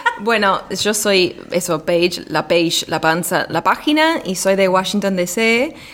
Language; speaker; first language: Spanish; early bilingual, heritage; Spanish